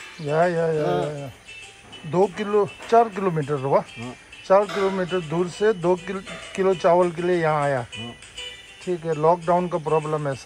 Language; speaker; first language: Hindi; non-native, local second language; Tibetan